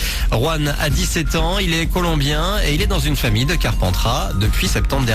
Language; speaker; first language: French; native; French